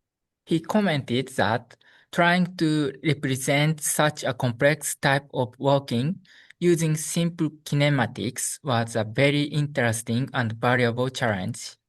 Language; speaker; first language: English; non-native, learner; Japanese